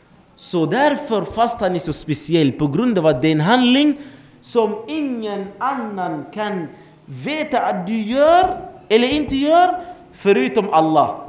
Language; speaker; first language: Swedish; non-native, fluent; Arabic